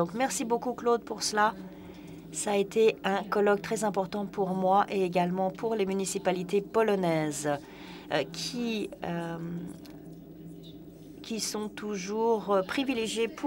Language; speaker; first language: French; non-native, fluent; Polish